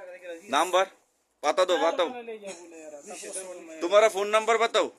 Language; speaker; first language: Hindi; non-native, local second language; Bangla